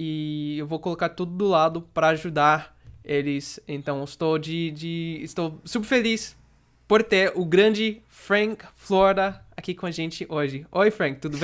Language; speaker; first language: Portuguese; non-native, fluent; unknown